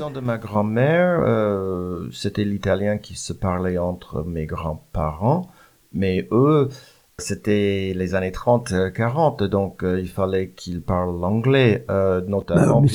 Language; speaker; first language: French; non-native, fluent; English